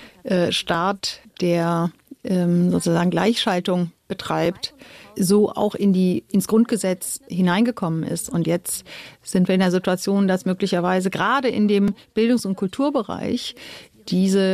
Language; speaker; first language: German; native; German